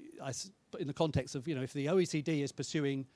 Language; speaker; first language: English; native; English